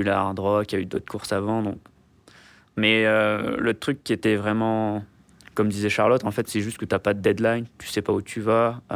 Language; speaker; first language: French; native; French